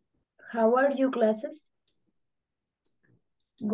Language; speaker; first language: English; non-native, learner; Spanish